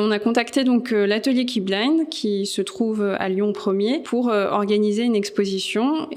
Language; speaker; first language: French; native; French